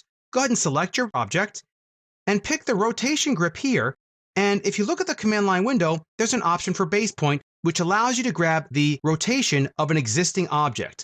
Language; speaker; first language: English; native; English